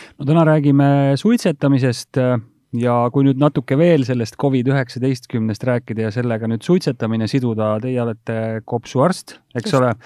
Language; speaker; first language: Estonian; native; Estonian